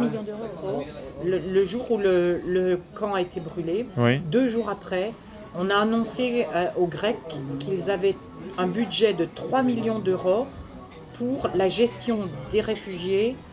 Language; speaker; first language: French; native; French